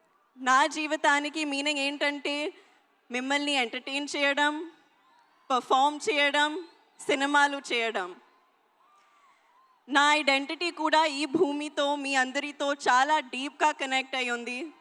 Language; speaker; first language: Telugu; non-native, learner; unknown